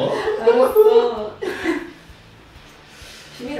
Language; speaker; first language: Korean; non-native, fluent; Swedish